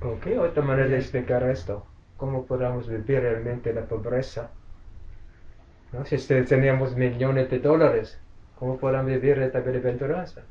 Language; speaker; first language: Spanish; non-native, fluent; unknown